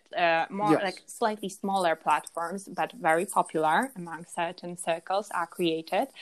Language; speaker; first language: English; non-native, fluent; Polish